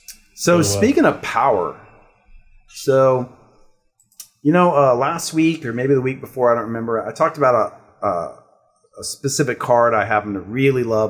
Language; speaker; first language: English; native; English